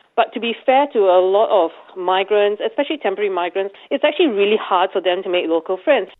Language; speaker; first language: English; native; English